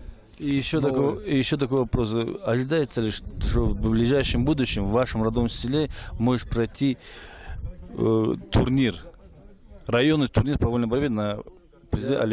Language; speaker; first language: Russian; native; Russian